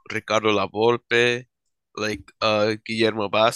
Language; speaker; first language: English; native; English